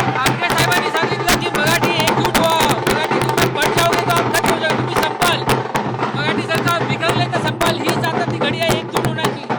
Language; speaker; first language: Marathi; non-native, local second language; Hindi